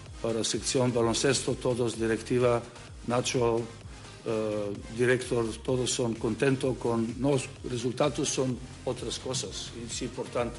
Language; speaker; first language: Spanish; non-native, learner; Serbian